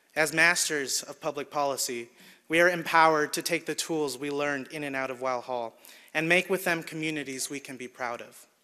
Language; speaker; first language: English; early bilingual, other home language; Spanish